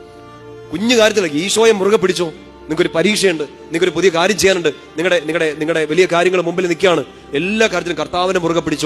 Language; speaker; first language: Malayalam; native; Malayalam